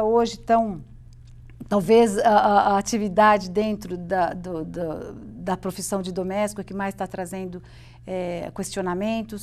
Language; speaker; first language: Portuguese; native; Portuguese